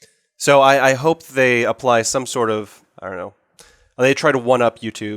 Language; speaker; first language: English; native; English